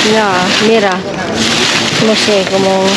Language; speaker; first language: Spanish; non-native, learner; Filipino